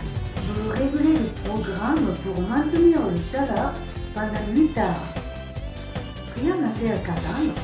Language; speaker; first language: French; non-native, fluent; Japanese